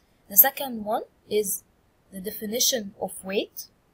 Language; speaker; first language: English; non-native, fluent; Arabic